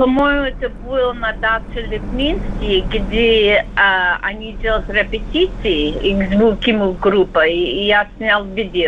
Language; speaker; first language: Russian; non-native, learner; English